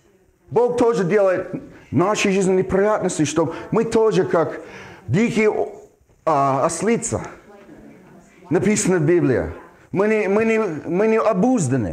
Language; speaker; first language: Russian; non-native, fluent; English